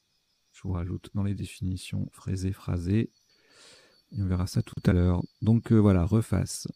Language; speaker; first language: French; native; French